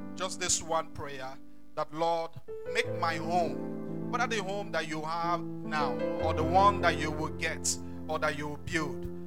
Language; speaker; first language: English; non-native, local second language; Yoruba